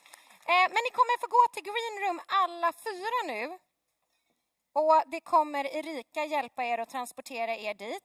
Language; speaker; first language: Swedish; native; Swedish